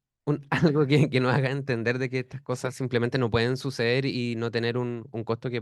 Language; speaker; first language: Spanish; native; Spanish